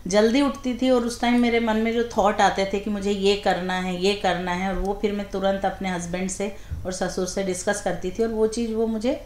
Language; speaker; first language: Hindi; native; Hindi